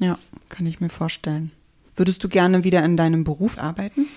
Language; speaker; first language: German; native; German